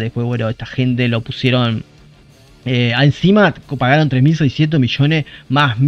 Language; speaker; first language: Spanish; native; Spanish